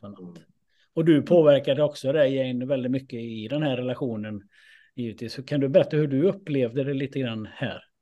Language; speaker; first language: Swedish; native; Swedish